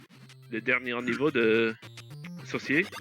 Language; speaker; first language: French; non-native, learner; English